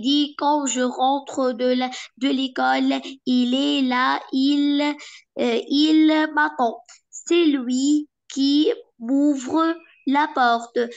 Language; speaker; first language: French; non-native, learner; Arabic